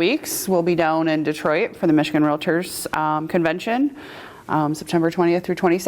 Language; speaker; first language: English; native; English